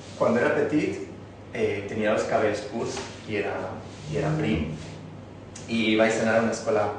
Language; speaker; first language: Catalan; non-native, local second language; Spanish